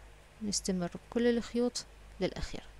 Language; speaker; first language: Arabic; native; Arabic